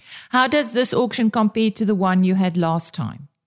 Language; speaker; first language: English; non-native, local second language; Afrikaans